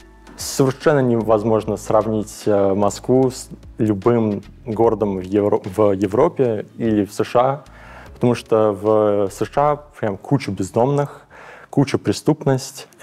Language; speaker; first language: Russian; early bilingual, heritage; English